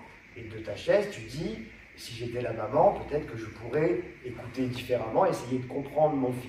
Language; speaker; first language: French; native; French